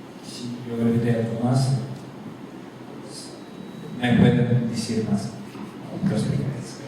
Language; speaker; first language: Spanish; non-native, fluent; Russian